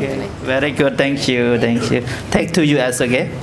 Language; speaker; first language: English; non-native, learner; Khmer